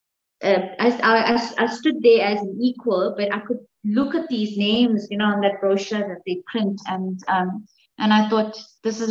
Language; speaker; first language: English; native; English